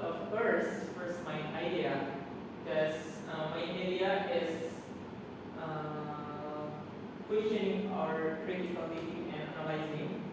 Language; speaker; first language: English; non-native, learner; Indonesian